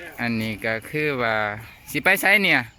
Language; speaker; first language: Thai; non-native, local second language; Northeastern Thai